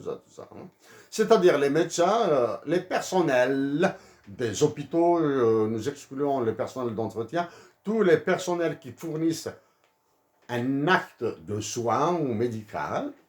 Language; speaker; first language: French; native; French